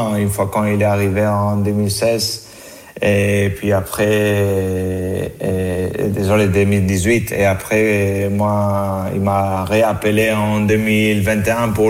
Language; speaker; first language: French; non-native, fluent; Spanish